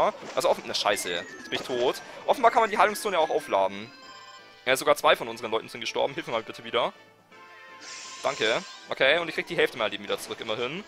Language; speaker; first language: German; native; German